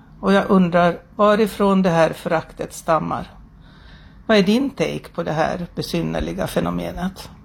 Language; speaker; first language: Swedish; native; Swedish